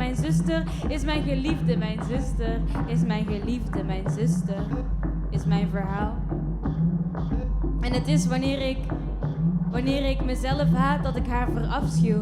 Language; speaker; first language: Dutch; early bilingual, other home language; Kinyarwanda